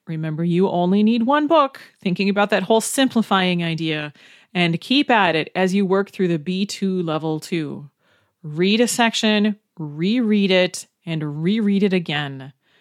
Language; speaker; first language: English; native; English